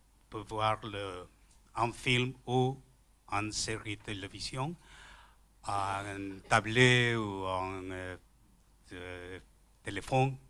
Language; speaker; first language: French; non-native, learner; Spanish